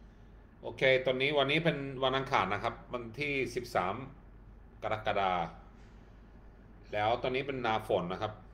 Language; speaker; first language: Thai; non-native, learner; Swedish